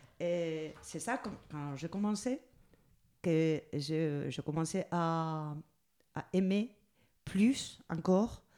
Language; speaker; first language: French; non-native, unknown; Spanish